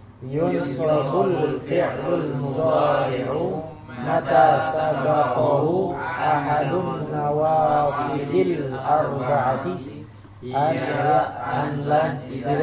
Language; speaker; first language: Arabic; non-native, learner; Indonesian